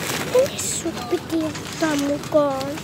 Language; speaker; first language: Finnish; early bilingual, heritage; Finnish